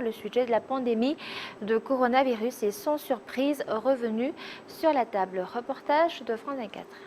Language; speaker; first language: French; non-native, local second language; Malagasy